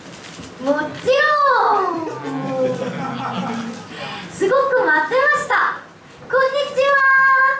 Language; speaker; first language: Japanese; non-native, learner; Korean